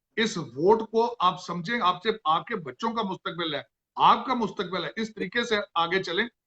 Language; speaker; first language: Urdu; non-native, local second language; Punjabi